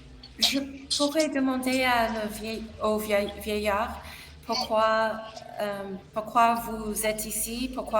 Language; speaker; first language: French; non-native, learner; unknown